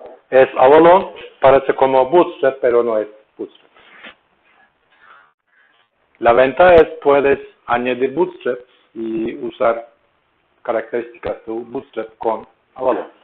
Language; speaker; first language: Spanish; non-native, learner; Turkish